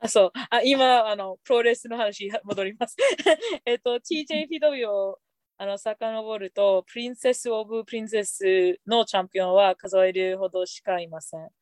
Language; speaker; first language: Japanese; non-native, fluent; English